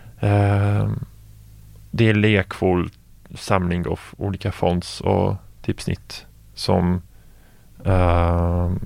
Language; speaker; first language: Swedish; non-native, fluent; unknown